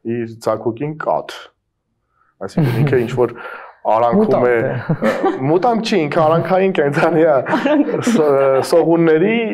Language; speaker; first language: Armenian; native; Armenian